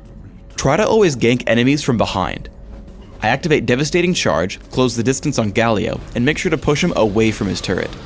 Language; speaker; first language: English; native; English